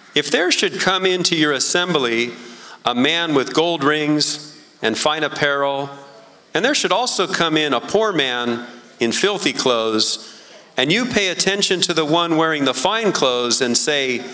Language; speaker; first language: English; native; English